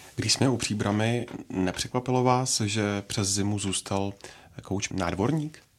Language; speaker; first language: Czech; native; Czech